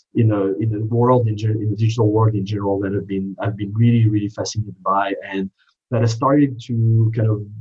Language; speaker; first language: English; non-native, fluent; French